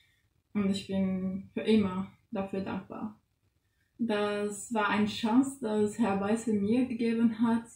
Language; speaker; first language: German; non-native, fluent; Portuguese